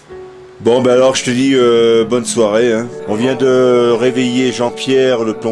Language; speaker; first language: French; native; French